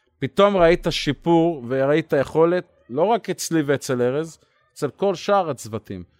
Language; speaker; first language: Hebrew; native; Hebrew